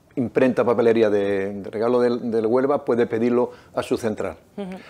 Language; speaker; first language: Spanish; native; Spanish